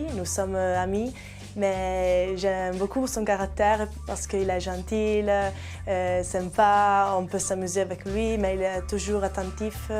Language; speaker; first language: French; non-native, local second language; Italian